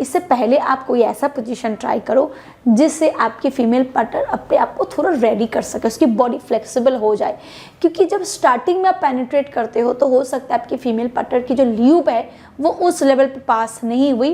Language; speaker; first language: Hindi; native; Hindi